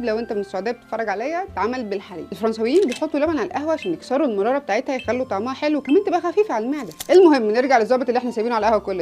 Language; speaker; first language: Arabic; native; Arabic